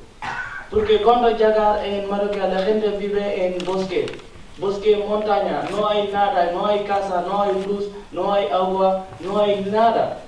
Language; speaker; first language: Spanish; non-native, learner; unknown